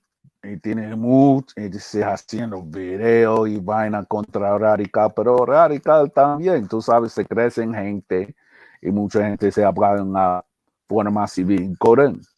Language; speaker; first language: Spanish; early bilingual, heritage; English